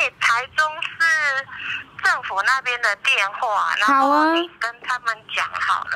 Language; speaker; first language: Chinese; native; Chinese